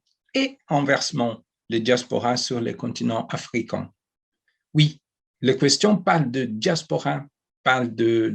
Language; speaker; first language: French; non-native, fluent; Portuguese